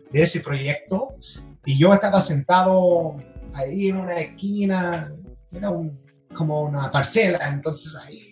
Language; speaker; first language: Spanish; non-native, fluent; English